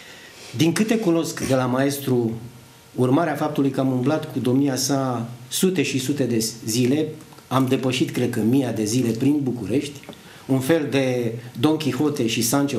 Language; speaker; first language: Romanian; native; Romanian